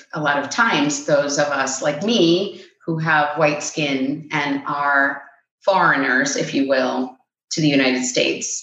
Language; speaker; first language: English; non-native, fluent; Spanish